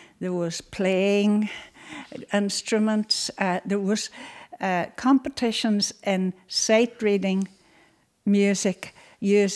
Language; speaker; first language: English; native; English